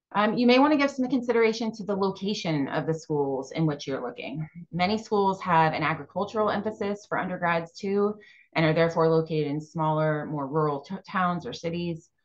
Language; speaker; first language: English; native; English